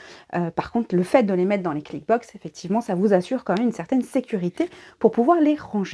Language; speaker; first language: French; native; French